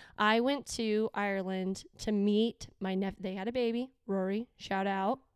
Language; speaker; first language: English; native; English